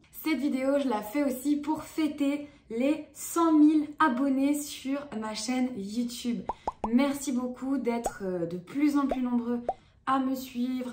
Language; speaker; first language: French; native; French